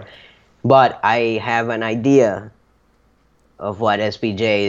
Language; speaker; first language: English; early bilingual, other home language; Spanish